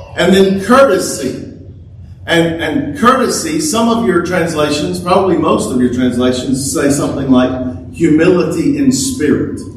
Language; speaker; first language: English; native; English